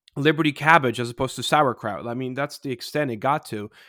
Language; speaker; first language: English; non-native, fluent; Polish